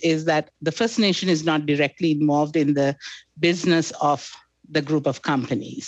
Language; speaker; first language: English; non-native, local second language; Sinhala